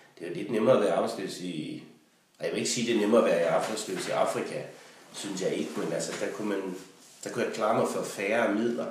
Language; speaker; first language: Danish; native; Danish